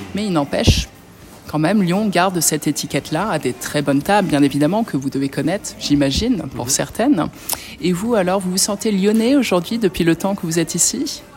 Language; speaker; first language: French; native; French